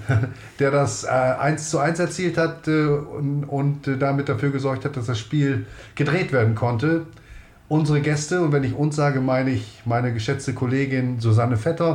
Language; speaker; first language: German; native; German